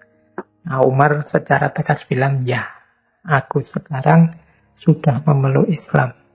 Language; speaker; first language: Indonesian; native; Indonesian